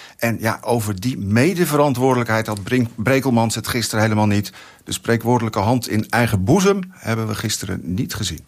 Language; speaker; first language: Dutch; native; Dutch